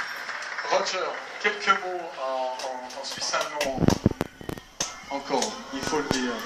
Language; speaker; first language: French; native; French